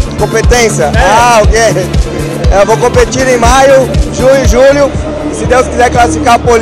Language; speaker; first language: Portuguese; native; Portuguese